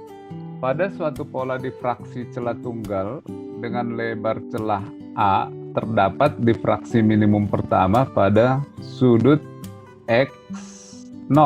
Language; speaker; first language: Indonesian; native; Indonesian